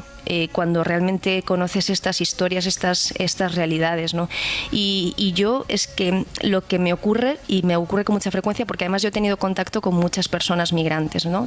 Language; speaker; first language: Spanish; native; Spanish